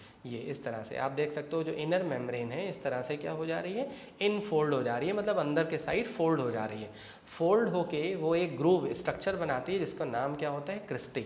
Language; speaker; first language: Hindi; native; Hindi